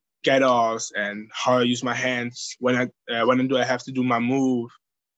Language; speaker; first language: English; non-native, fluent; German